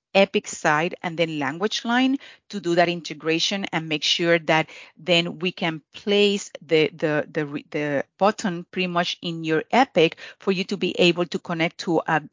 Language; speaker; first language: English; non-native, fluent; Spanish